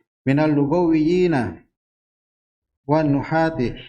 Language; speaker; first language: Arabic; non-native, learner; Indonesian